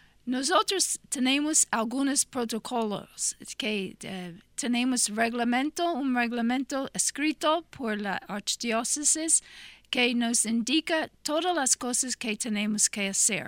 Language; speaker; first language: Spanish; non-native, fluent; English